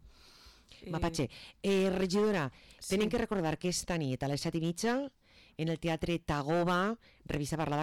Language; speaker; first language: Catalan; native; Catalan